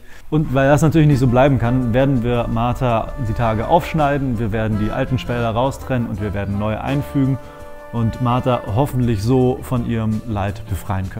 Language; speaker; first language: German; native; German